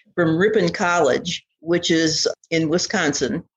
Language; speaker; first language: English; native; English